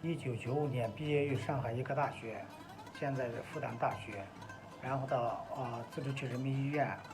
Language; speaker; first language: Chinese; non-native, local second language; Uyghur